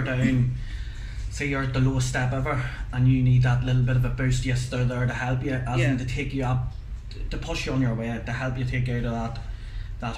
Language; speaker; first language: English; native; English